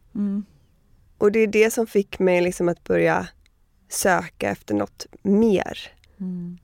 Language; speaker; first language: Swedish; early bilingual, heritage; Swedish